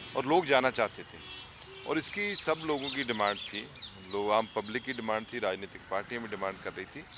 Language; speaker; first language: Hindi; non-native, local second language; Punjabi